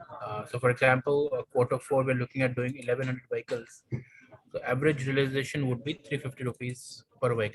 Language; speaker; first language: English; non-native, local second language; Hindi